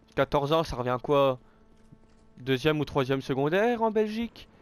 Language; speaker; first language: French; native; French